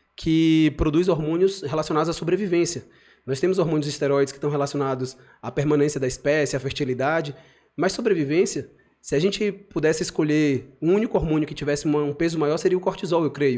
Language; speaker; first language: Portuguese; native; Portuguese